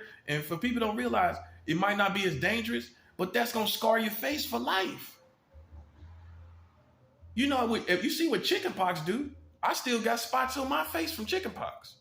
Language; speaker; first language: English; native; English